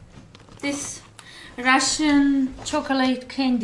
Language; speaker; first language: English; non-native, learner; Russian